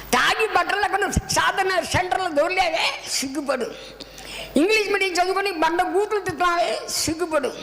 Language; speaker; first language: Telugu; non-native, local second language; Tamil